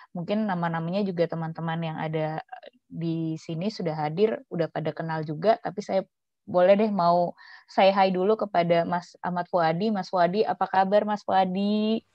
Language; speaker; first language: Indonesian; native; Indonesian